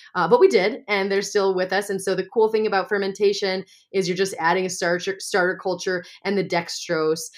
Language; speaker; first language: English; native; English